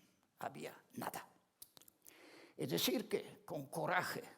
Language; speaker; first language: Spanish; non-native, fluent; Ladino